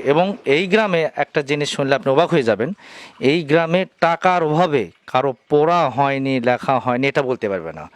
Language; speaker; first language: Bangla; native; Bangla